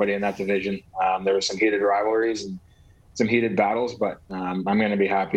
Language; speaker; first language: English; native; English